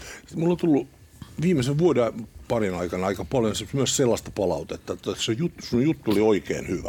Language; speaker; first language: Finnish; native; Finnish